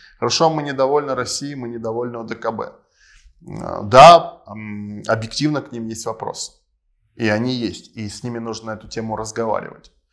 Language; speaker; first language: Russian; non-native, local second language; Armenian